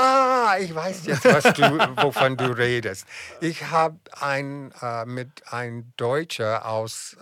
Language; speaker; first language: German; non-native, fluent; English